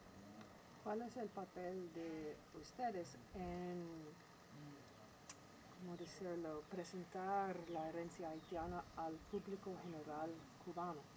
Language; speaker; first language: Spanish; non-native, learner; English